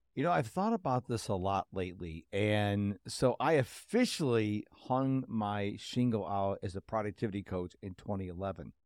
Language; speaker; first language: English; early bilingual, other home language; Polish